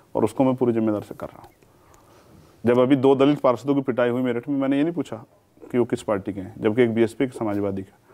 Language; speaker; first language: Hindi; native; Hindi